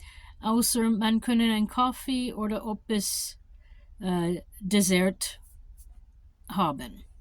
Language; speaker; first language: German; non-native, learner; English